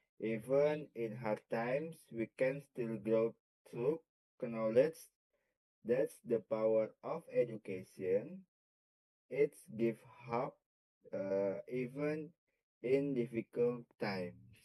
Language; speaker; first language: English; non-native, learner; Indonesian